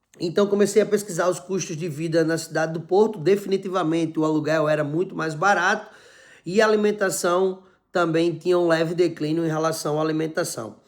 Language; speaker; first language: Portuguese; native; Portuguese